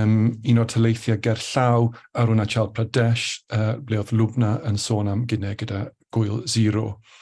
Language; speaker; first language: Welsh; native; Welsh